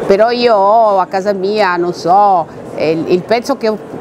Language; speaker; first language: Italian; non-native, fluent; Spanish